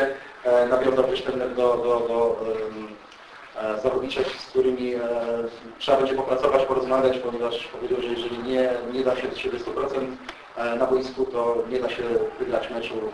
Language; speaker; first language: Polish; native; Polish